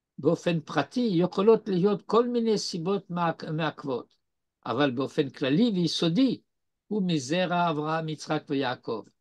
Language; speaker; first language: Hebrew; non-native, fluent; French